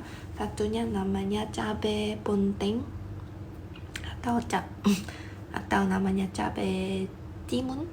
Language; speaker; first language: Indonesian; non-native, fluent; Korean